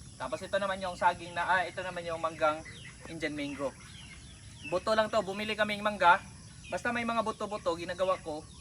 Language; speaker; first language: Filipino; non-native, local second language; Cebuano